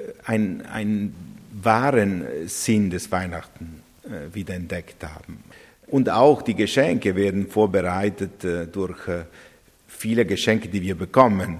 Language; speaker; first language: German; non-native, fluent; Italian